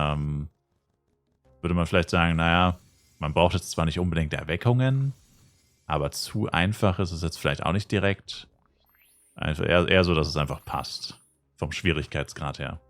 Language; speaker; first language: German; native; German